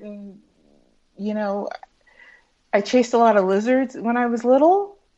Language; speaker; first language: English; native; English